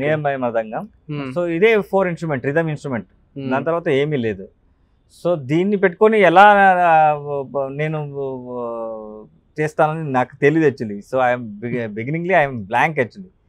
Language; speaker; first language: Telugu; non-native, local second language; Kannada